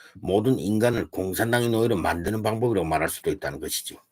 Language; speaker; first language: Korean; early bilingual, heritage; Korean